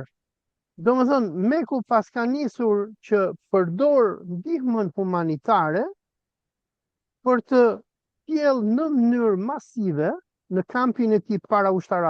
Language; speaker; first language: Albanian; native; Albanian